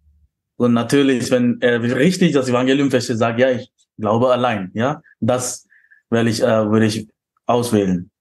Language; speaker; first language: German; non-native, fluent; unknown